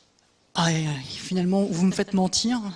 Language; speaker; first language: French; native; French